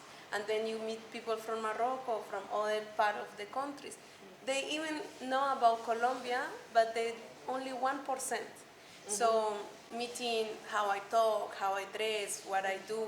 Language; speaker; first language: English; non-native, fluent; Spanish